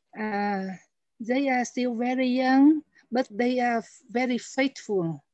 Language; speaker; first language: English; non-native, fluent; Vietnamese